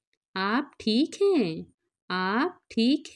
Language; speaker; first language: Hindi; non-native, local second language; Telugu